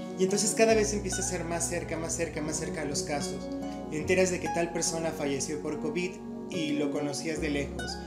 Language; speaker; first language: Spanish; native; Spanish